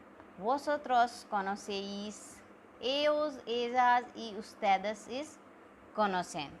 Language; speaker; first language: Spanish; non-native, fluent; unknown